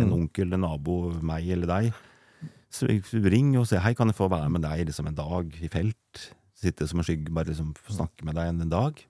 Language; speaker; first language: Norwegian; native; Norwegian